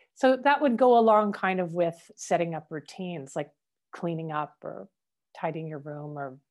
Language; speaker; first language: English; native; English